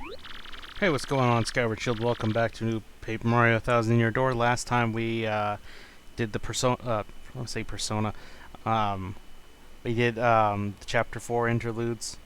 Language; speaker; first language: English; native; English